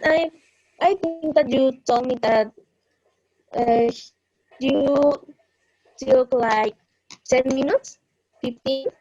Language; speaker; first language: English; non-native, learner; Spanish